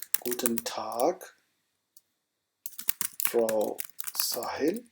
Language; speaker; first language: German; non-native, fluent; Urdu